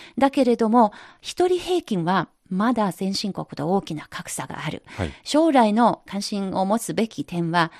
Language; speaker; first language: Japanese; non-native, fluent; Chinese